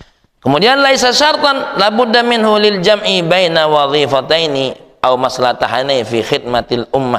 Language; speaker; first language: Indonesian; native; Indonesian